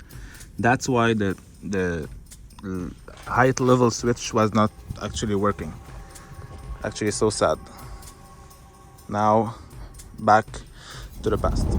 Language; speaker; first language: English; non-native, fluent; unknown